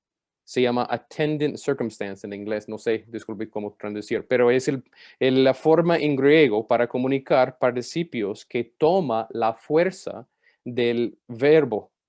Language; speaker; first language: Spanish; non-native, fluent; English